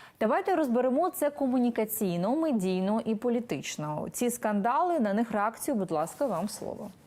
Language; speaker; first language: Ukrainian; native; Ukrainian